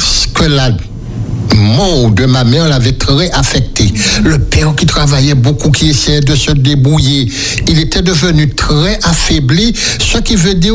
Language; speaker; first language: French; native; French